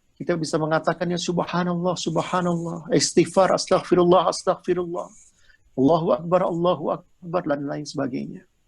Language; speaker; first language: Indonesian; native; Indonesian